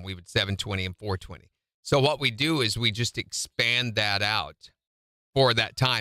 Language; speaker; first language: English; native; English